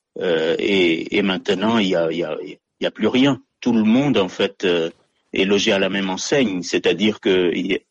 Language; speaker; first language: French; non-native, local second language; Malagasy